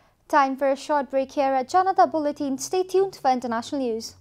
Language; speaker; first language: English; non-native, local second language; Nepali